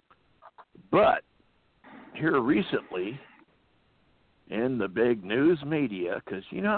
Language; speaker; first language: English; native; English